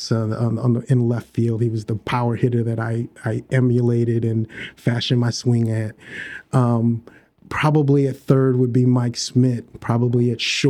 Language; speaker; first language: English; native; English